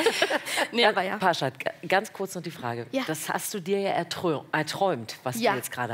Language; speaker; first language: German; native; German